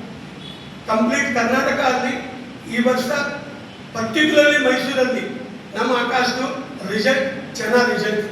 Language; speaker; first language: Kannada; non-native, learner; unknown